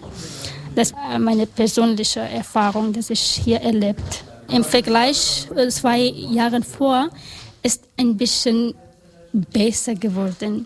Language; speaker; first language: German; non-native, learner; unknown